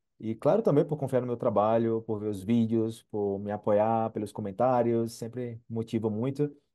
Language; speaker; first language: Portuguese; native; Portuguese